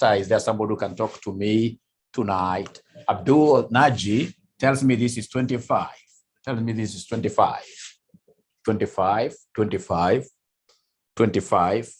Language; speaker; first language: English; non-native, local second language; Swahili